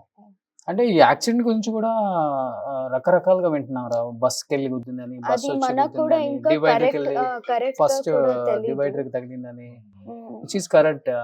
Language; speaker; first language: Telugu; native; Telugu